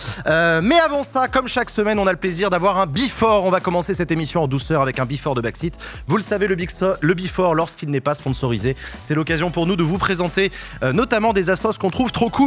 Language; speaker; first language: French; native; French